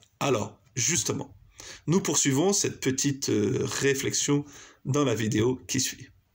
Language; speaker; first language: French; native; French